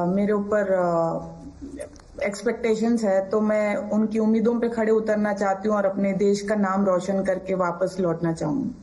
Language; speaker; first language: Hindi; native; Hindi